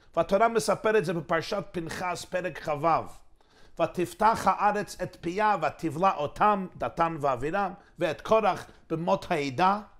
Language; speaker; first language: Hebrew; non-native, fluent; English